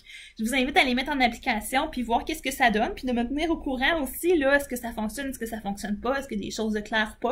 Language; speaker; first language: French; native; French